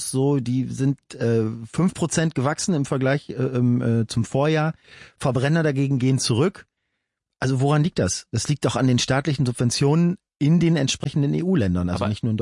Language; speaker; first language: German; native; German